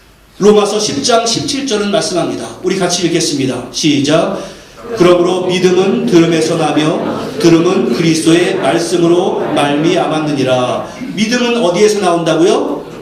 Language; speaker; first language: Korean; native; Korean